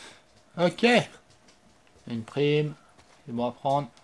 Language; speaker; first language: French; native; French